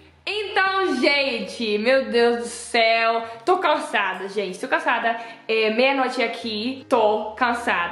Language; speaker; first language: Portuguese; non-native, learner; Dutch